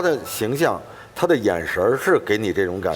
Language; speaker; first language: Chinese; native; Chinese